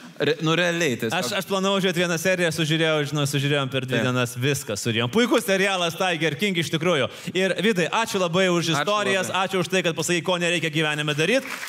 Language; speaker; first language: Lithuanian; native; Lithuanian